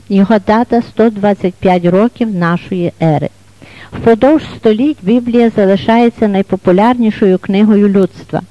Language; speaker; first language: Ukrainian; native; Ukrainian